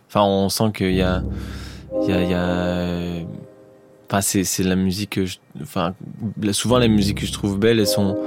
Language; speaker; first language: French; native; French